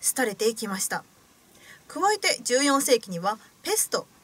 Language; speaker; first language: Japanese; native; Japanese